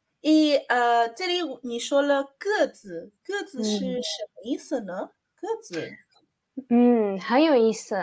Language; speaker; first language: Chinese; non-native, learner; Spanish